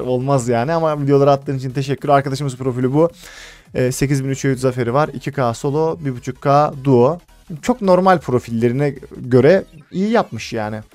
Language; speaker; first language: Turkish; native; Turkish